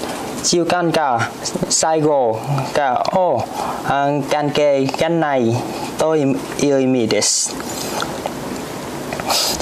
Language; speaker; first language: Japanese; non-native, learner; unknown